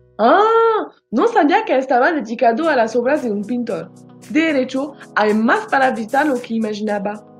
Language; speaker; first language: Spanish; non-native, learner; French